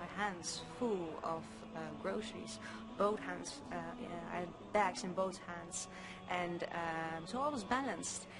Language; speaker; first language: English; non-native, fluent; Dutch